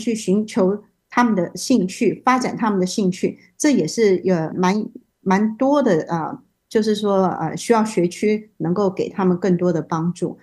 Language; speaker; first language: Chinese; native; Chinese